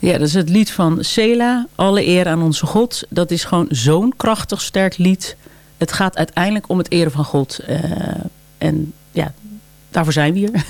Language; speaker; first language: Dutch; native; Dutch